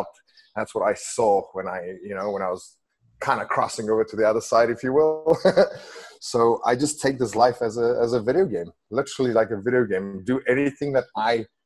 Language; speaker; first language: English; non-native, local second language; Afrikaans